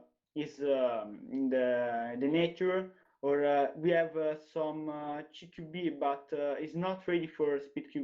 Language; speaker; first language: English; non-native, learner; Italian